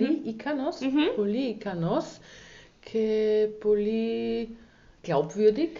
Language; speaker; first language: Greek; non-native, learner; German